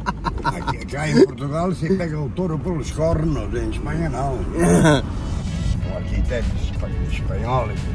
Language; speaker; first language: Spanish; non-native, learner; Portuguese